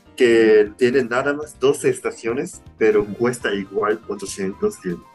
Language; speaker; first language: Spanish; non-native, fluent; Japanese